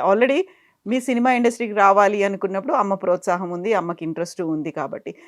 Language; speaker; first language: Telugu; native; Telugu